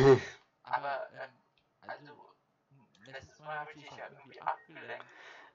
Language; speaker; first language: German; native; German